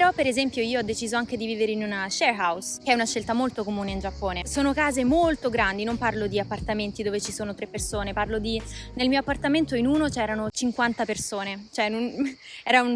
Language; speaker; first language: Italian; native; Italian